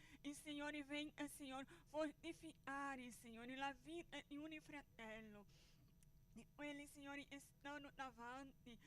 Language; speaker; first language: Italian; non-native, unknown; Portuguese